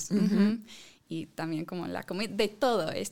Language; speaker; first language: Spanish; non-native, fluent; English